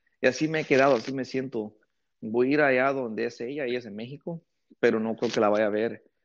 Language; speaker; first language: Spanish; early bilingual, heritage; Spanish